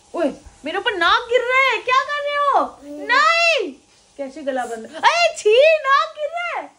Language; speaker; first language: Hindi; native; Hindi